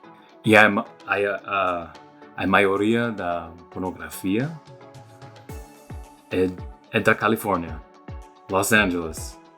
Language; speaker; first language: Portuguese; non-native, fluent; English